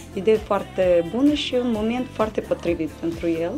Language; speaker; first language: Romanian; non-native, local second language; Russian